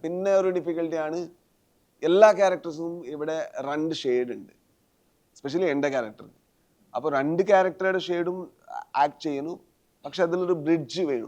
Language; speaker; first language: Malayalam; non-native, learner; Tulu